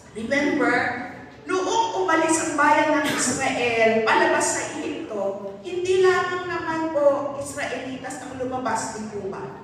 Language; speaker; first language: Filipino; non-native, local second language; Iloko